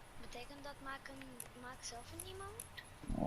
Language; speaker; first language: Dutch; early bilingual, other home language; Turkish